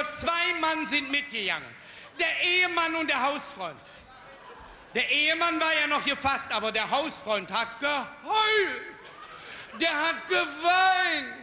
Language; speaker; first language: German; native; German